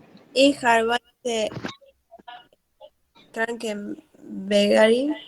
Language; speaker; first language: German; non-native, learner; Spanish